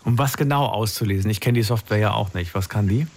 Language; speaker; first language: German; native; German